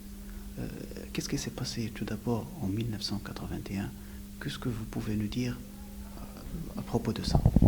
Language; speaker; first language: French; non-native, local second language; Arabic